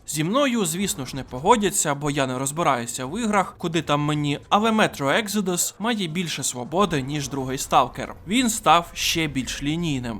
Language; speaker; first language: Ukrainian; native; Ukrainian